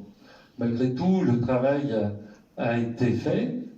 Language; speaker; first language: French; native; French